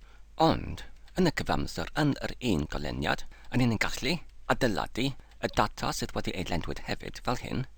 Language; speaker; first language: Welsh; non-native, learner; English